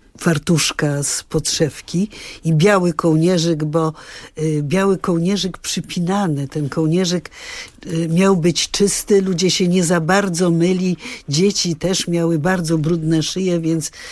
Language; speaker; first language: Polish; native; Polish